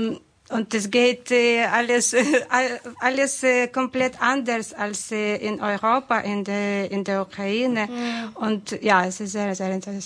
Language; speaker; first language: German; non-native, fluent; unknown